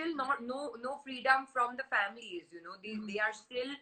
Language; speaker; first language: English; non-native, local second language; Hindi